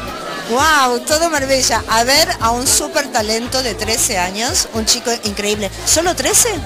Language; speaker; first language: Spanish; native; Spanish